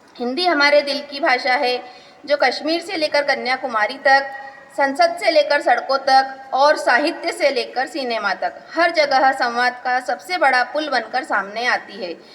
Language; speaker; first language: Hindi; native; Hindi